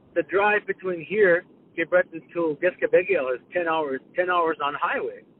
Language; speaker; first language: English; non-native, fluent; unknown